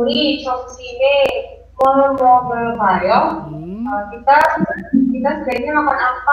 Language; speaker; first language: Korean; non-native, learner; Indonesian